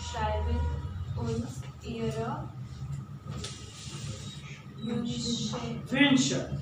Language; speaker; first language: German; non-native, learner; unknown